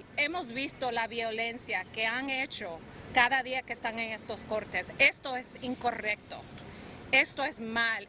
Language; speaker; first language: Spanish; early bilingual, heritage; Spanish